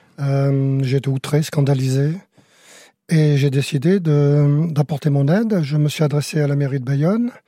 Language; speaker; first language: French; native; French